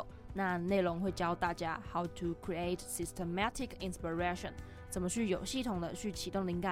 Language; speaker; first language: Chinese; native; Chinese